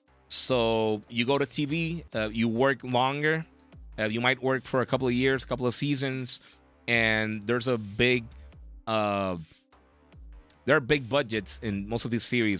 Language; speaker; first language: English; non-native, local second language; Spanish